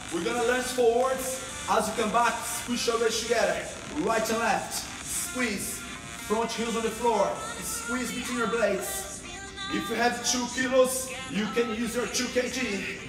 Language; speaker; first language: English; non-native, fluent; Portuguese